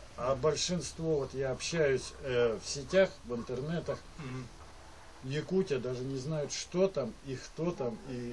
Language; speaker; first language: Russian; native; Russian